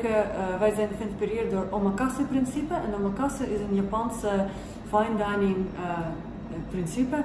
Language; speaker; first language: Dutch; non-native, fluent; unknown